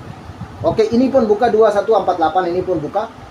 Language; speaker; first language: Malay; non-native, learner; Bangla